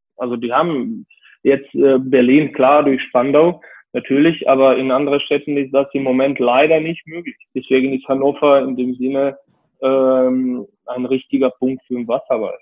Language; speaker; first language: German; non-native, fluent; Serbian